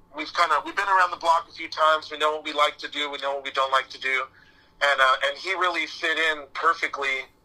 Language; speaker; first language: English; native; English